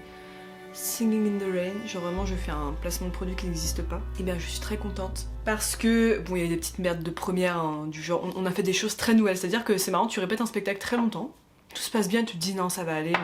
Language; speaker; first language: French; native; French